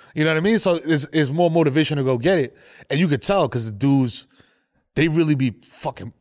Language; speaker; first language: English; native; English